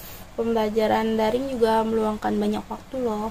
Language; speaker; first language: Indonesian; native; Indonesian